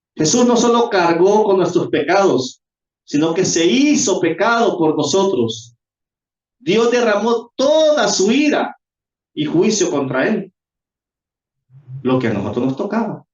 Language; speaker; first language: Spanish; native; Spanish